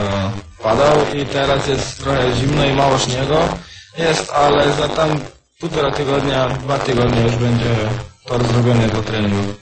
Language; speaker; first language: Polish; non-native, learner; Croatian